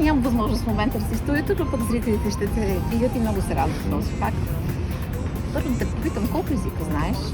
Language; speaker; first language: Bulgarian; native; Bulgarian